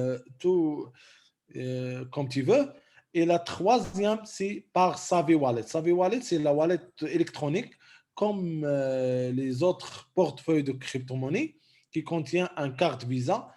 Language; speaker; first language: French; non-native, local second language; Arabic